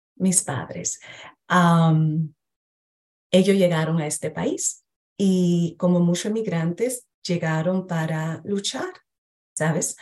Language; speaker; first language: Spanish; early bilingual, heritage; Spanish